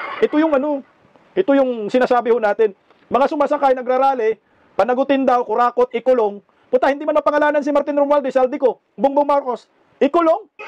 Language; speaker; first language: Filipino; non-native, local second language; Cebuano